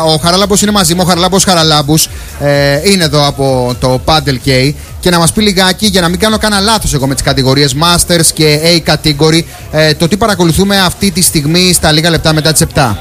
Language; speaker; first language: Greek; native; Greek